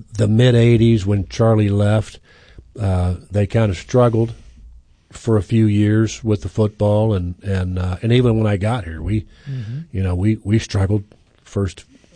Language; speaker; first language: English; native; English